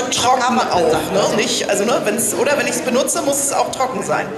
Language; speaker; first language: German; native; German